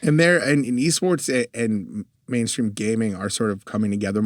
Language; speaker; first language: English; native; English